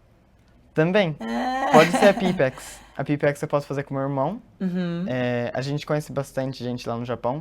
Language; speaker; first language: Portuguese; early bilingual, heritage; Portuguese